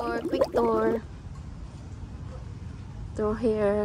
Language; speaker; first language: English; non-native, local second language; Filipino